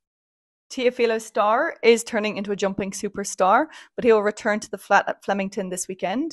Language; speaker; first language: English; native; English